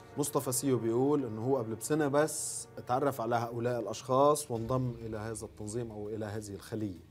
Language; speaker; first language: Arabic; native; Arabic